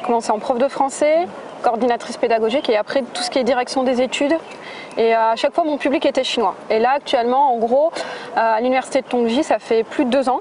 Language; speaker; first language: French; native; French